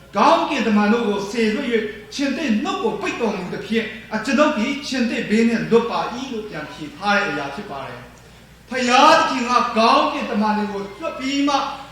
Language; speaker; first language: Burmese; non-native, local second language; Tedim Chin